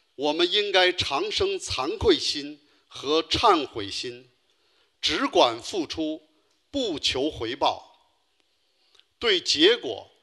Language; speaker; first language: Chinese; native; Chinese